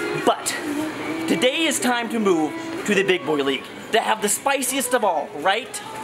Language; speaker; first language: English; native; English